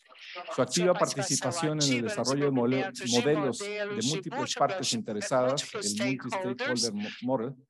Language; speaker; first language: Spanish; native; Spanish